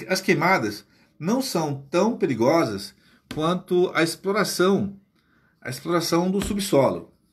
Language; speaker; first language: Portuguese; native; Portuguese